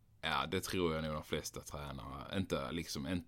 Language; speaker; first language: Swedish; native; Swedish